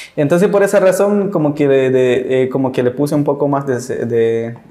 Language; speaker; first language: Spanish; native; Spanish